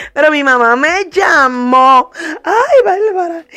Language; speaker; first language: Spanish; early bilingual, heritage; Spanish